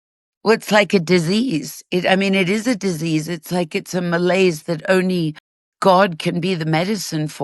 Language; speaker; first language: English; native; English